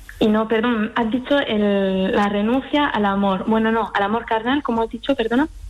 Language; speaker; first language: Spanish; early bilingual, heritage; French